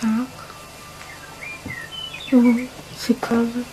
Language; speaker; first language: Polish; non-native, fluent; Russian